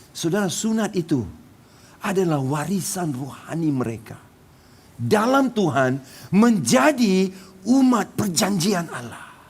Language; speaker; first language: Malay; non-native, local second language; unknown